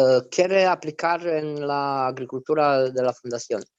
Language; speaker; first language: Spanish; non-native, fluent; Romanian